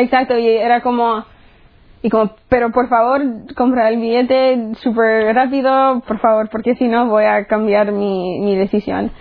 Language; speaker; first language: Spanish; early bilingual, heritage; English